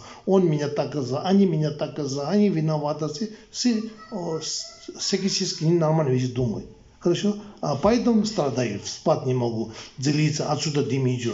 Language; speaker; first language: Russian; non-native, learner; Tibetan